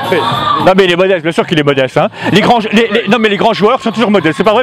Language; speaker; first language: French; native; French